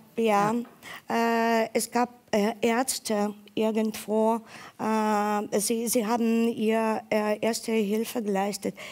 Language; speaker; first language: German; non-native, fluent; Ukrainian